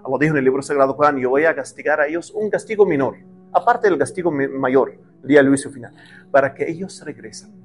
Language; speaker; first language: Spanish; non-native, learner; Arabic